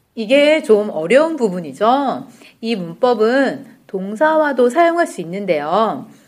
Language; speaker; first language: Korean; native; Korean